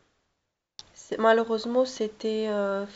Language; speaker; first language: French; non-native, learner; Russian